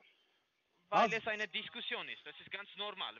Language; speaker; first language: German; non-native, fluent; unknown